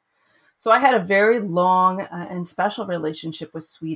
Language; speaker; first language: English; native; English